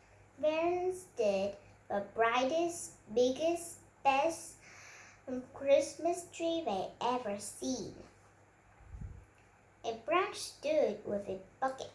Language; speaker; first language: English; non-native, learner; Vietnamese